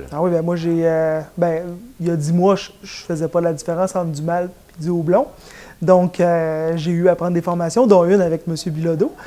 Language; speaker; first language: French; native; French